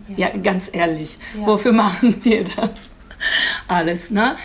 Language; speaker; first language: German; non-native, fluent; Polish